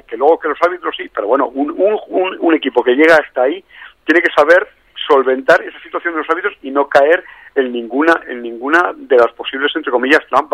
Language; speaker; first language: Spanish; native; Spanish